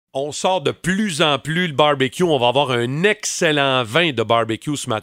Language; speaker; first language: French; native; French